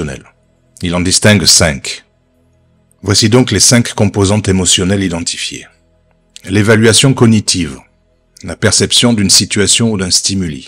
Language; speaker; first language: French; native; French